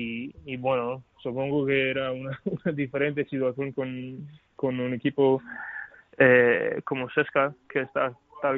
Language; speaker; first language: Spanish; non-native, learner; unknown